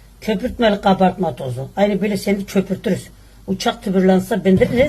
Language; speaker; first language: Turkish; native; Turkish